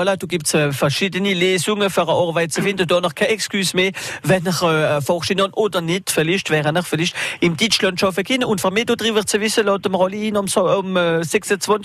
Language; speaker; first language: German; non-native, local second language; French